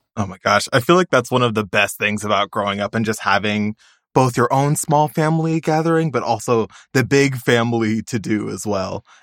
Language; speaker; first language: English; native; English